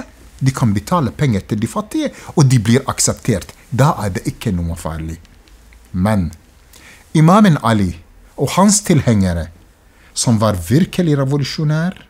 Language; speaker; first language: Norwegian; non-native, fluent; Arabic